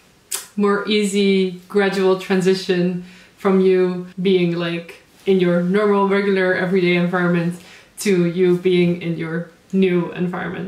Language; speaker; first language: English; non-native, fluent; Dutch